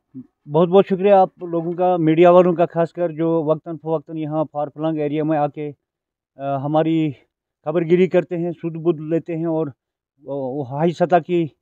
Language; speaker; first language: Hindi; non-native, local second language; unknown